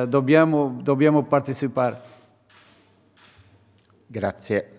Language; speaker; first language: Italian; non-native, learner; Portuguese